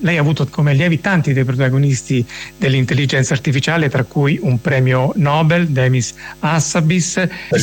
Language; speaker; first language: Italian; native; Italian